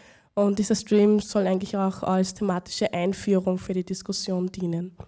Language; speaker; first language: German; native; German